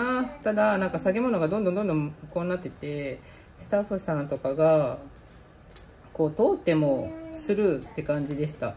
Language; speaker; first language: Japanese; native; Japanese